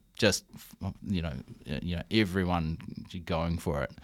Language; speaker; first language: English; native; English